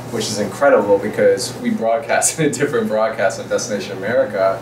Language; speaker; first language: English; native; English